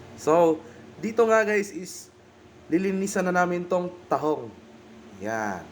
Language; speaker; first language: Filipino; non-native, local second language; Bikol